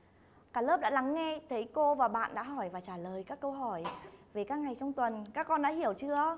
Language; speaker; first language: Vietnamese; native; Vietnamese